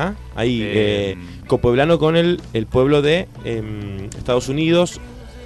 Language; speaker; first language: Spanish; native; Spanish